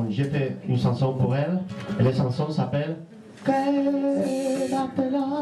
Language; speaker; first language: French; non-native, learner; Spanish